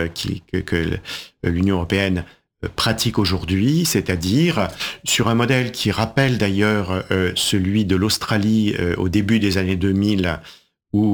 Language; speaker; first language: French; native; French